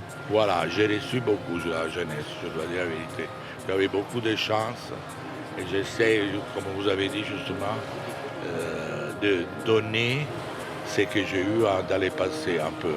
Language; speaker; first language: French; non-native, fluent; Italian